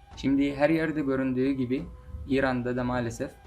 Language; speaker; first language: Turkish; non-native, fluent; Persian